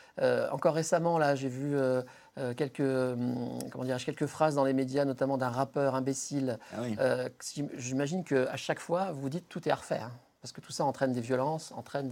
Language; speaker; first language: French; native; French